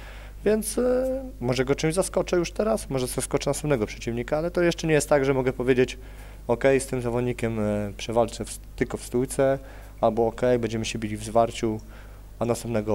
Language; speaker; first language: Polish; native; Polish